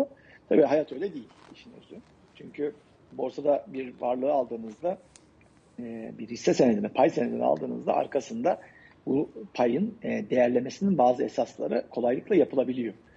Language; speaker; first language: Turkish; native; Turkish